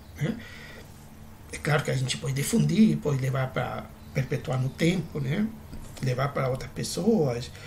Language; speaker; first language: Portuguese; non-native, fluent; Spanish